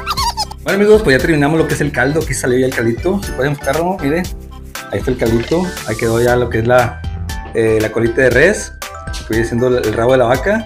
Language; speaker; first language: Spanish; native; Spanish